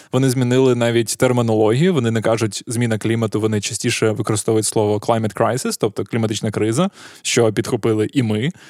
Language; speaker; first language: Ukrainian; native; Ukrainian